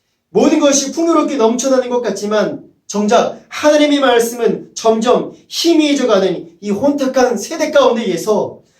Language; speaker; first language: Korean; native; Korean